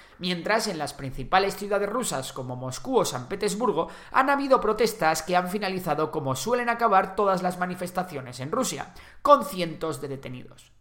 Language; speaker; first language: Spanish; native; Spanish